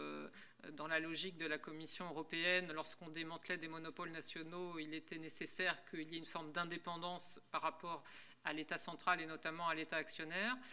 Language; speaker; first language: French; native; French